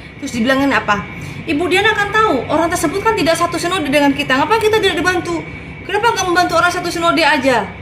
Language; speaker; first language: Indonesian; non-native, local second language; Madurese